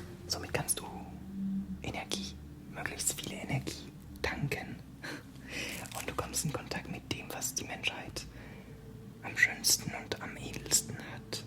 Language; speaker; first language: German; non-native, fluent; French